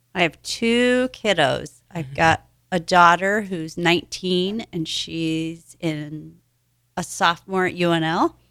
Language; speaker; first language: English; native; English